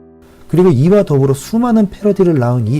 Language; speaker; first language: Korean; native; Korean